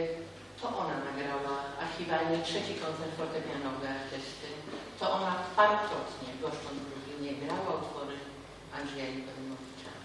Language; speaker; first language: Polish; native; Polish